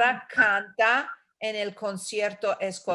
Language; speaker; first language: Spanish; non-native, fluent; English